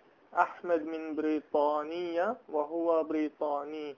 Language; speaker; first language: Arabic; non-native, learner; English